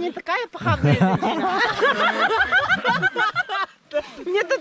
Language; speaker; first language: Russian; non-native, local second language; Yakut